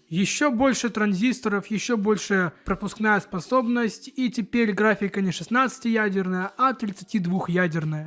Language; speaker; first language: Russian; native; Russian